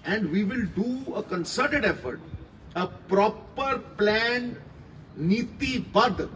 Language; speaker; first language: English; non-native, local second language; Punjabi